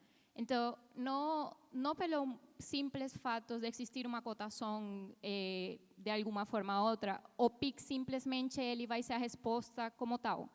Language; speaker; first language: Portuguese; non-native, fluent; Spanish